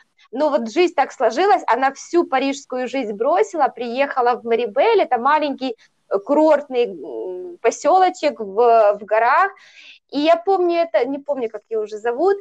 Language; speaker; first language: Russian; native; Russian